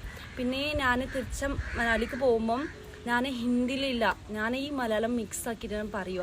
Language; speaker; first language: Malayalam; non-native, local second language; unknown